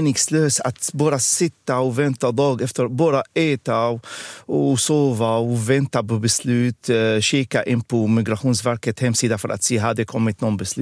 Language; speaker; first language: Swedish; non-native, local second language; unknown